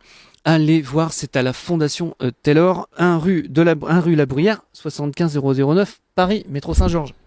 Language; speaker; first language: French; native; French